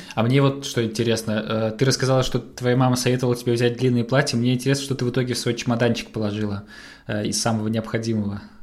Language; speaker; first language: Russian; native; Russian